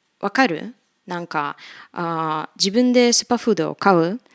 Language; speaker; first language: Japanese; non-native, fluent; Russian